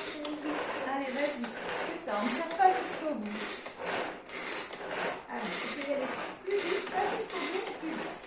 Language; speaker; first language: French; native; French